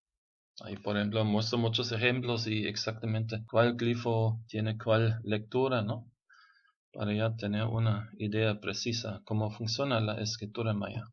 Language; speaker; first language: Spanish; non-native, fluent; German